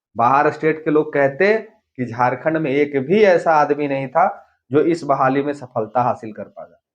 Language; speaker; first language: Hindi; native; Hindi